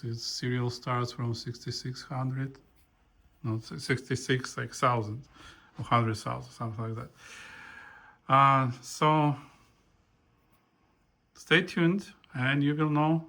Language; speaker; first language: English; non-native, fluent; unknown